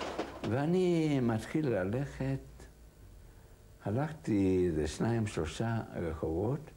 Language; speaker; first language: Hebrew; non-native, fluent; Hungarian